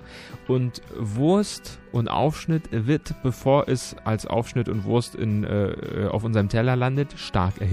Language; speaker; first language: German; native; German